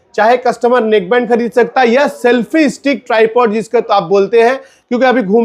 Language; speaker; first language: Hindi; non-native, local second language; Bangla